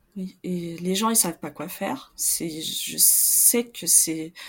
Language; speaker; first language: French; non-native, fluent; Portuguese